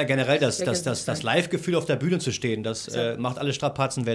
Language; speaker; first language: German; native; German